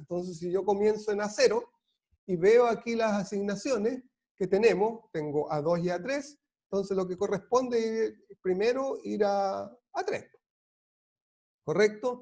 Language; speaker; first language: Spanish; native; Spanish